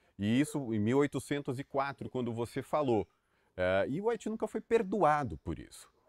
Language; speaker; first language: Portuguese; native; Portuguese